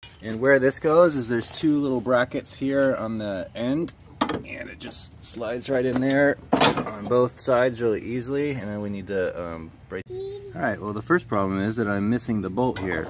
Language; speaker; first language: English; native; English